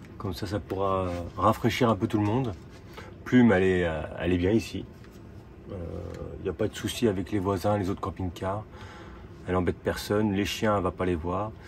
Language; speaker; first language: French; native; French